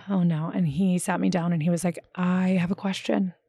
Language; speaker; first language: English; native; English